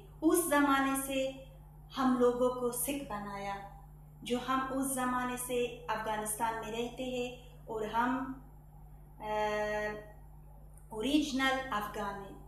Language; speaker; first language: Hindi; non-native, fluent; Persian